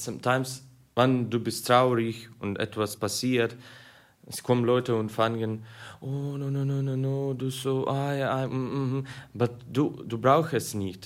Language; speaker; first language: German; non-native, learner; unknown